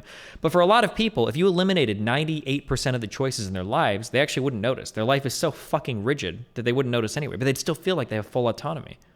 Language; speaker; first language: English; native; English